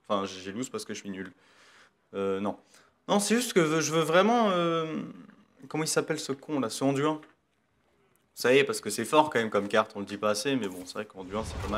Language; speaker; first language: French; native; French